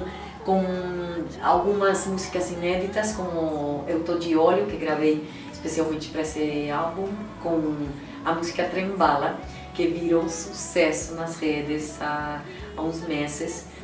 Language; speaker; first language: Portuguese; non-native, fluent; Spanish